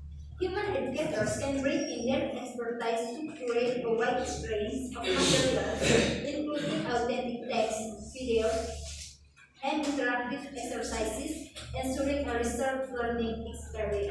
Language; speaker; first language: English; non-native, learner; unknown